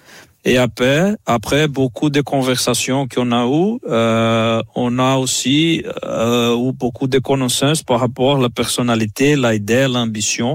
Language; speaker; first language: French; non-native, fluent; Portuguese